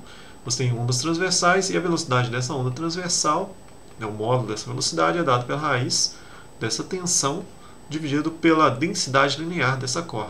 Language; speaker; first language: Portuguese; native; Portuguese